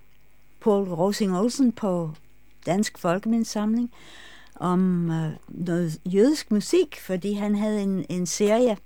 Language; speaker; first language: Danish; non-native, fluent; English